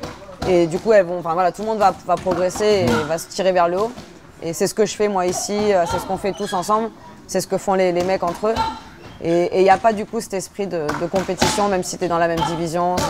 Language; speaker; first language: French; native; French